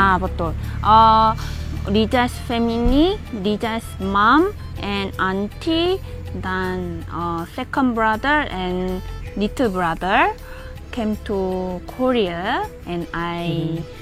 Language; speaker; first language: English; non-native, learner; Korean